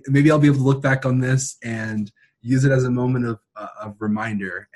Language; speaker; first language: English; native; English